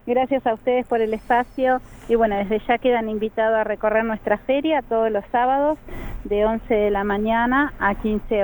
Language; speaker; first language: Spanish; native; Spanish